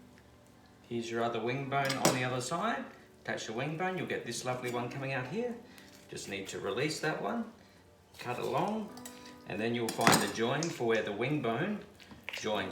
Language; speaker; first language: English; native; English